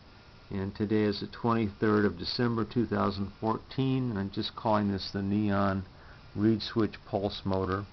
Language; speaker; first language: English; native; English